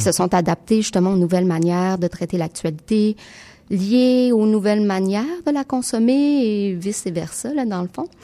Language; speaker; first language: French; native; French